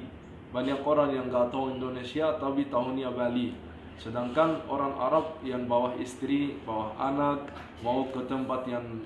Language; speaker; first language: Indonesian; non-native, fluent; Arabic